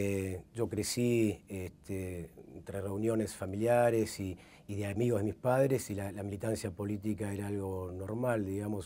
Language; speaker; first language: Spanish; native; Spanish